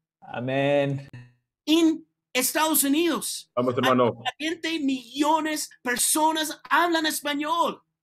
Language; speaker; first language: Spanish; non-native, learner; English